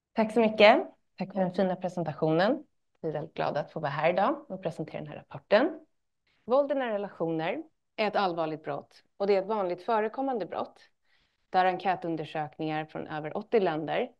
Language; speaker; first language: Swedish; native; Swedish